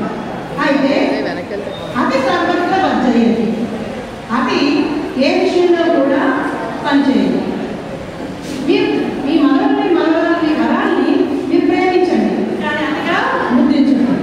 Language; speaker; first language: Telugu; native; Telugu